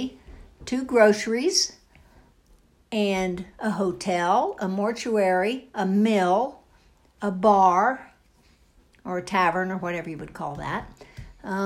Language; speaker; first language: English; native; English